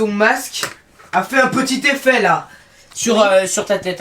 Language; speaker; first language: French; native; French